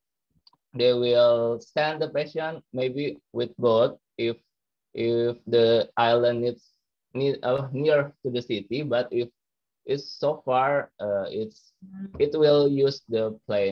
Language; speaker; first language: English; non-native, learner; Indonesian